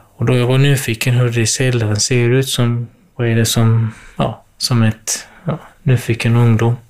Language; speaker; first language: Swedish; non-native, fluent; Kurdish